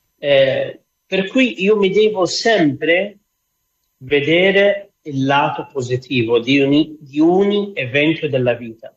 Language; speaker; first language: Italian; non-native, fluent; Arabic